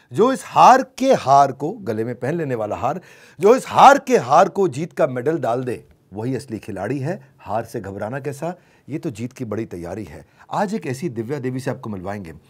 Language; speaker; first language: Hindi; native; Hindi